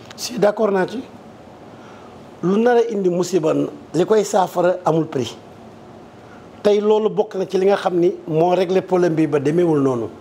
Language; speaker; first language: Wolof; native; Wolof